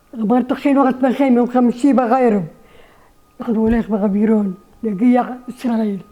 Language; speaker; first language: Hebrew; non-native, learner; Arabic